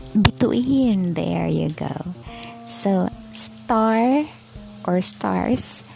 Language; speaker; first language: English; non-native, local second language; Cebuano